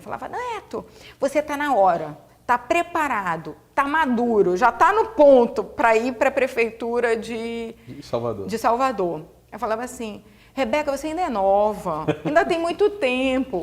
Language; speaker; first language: Portuguese; native; Portuguese